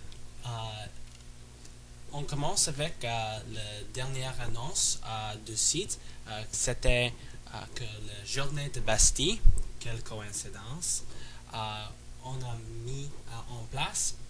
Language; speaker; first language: French; non-native, learner; English